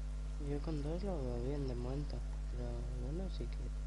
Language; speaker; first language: Spanish; native; Spanish